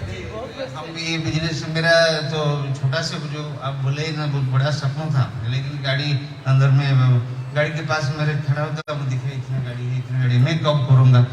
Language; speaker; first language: Hindi; non-native, local second language; Odia